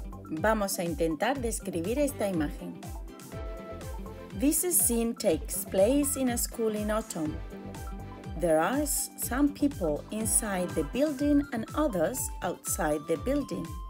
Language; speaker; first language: English; non-native, fluent; Spanish